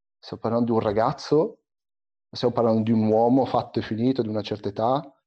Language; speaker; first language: Italian; early bilingual, other home language; Arabic